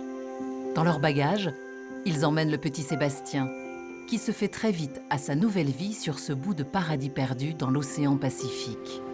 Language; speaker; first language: French; native; French